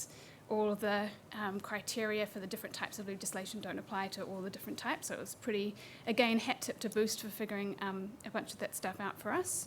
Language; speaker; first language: English; native; English